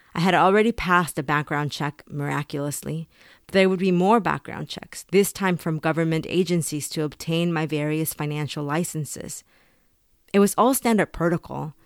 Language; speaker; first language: English; early bilingual, other home language; Spanish